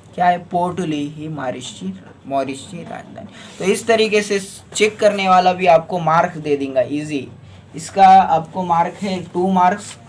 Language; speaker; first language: Hindi; non-native, local second language; Marathi